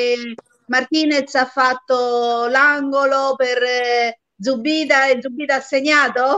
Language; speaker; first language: Italian; native; Italian